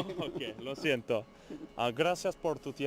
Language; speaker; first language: Spanish; non-native, learner; English